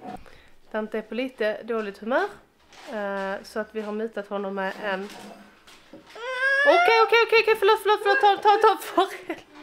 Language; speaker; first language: Swedish; native; Swedish